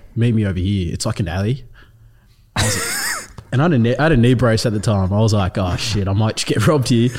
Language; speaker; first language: English; early bilingual, other home language; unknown